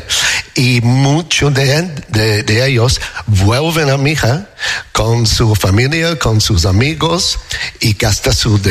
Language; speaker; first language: Spanish; non-native, learner; English